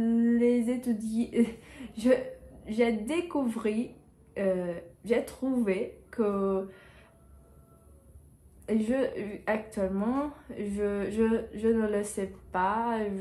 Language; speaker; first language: French; non-native, learner; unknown